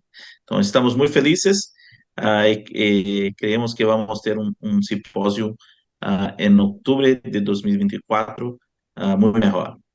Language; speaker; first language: Spanish; non-native, fluent; Portuguese